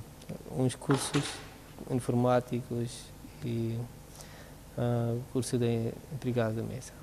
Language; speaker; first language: Portuguese; non-native, learner; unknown